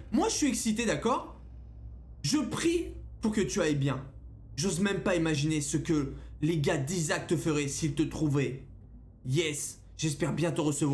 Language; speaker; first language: French; native; French